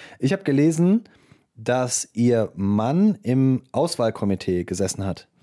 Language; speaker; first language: German; native; German